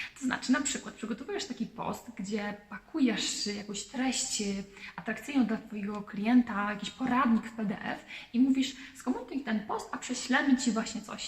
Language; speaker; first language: Polish; native; Polish